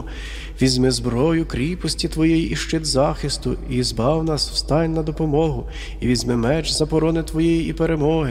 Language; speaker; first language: Ukrainian; native; Ukrainian